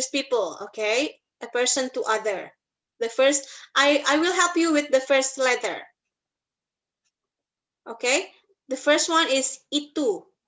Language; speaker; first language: English; non-native, fluent; Indonesian